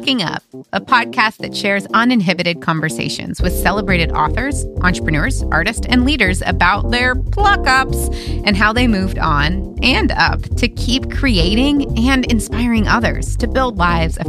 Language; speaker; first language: English; native; English